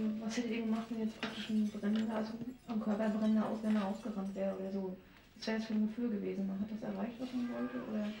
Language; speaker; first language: German; native; German